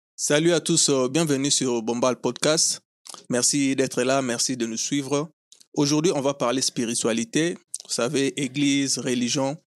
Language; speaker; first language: French; non-native, local second language; Lingala